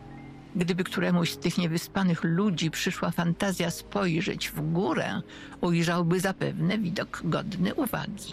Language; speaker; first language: Polish; native; Polish